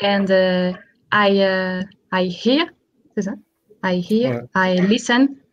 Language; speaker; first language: English; non-native, learner; French